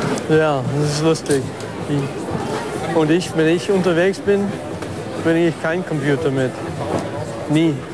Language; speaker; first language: German; non-native, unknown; English